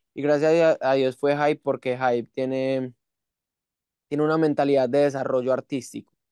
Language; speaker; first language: Spanish; native; Spanish